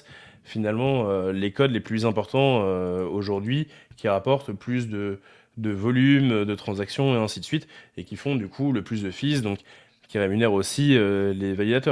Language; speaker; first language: French; native; French